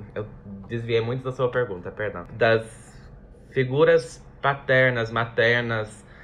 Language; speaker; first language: Portuguese; non-native, fluent; English